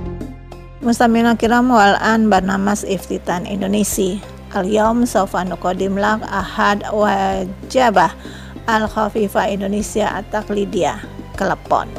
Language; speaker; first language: Arabic; non-native, learner; Indonesian